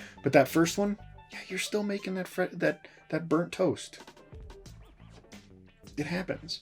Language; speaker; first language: English; native; English